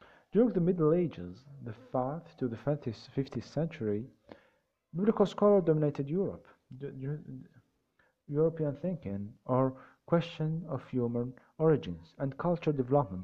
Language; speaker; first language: English; non-native, fluent; Arabic